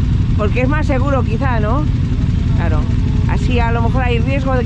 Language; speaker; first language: Spanish; native; Spanish